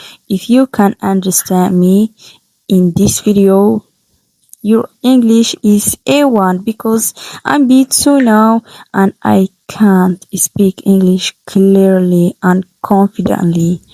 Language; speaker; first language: English; non-native, learner; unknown